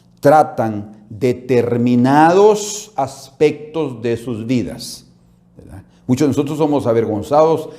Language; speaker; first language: Spanish; native; Spanish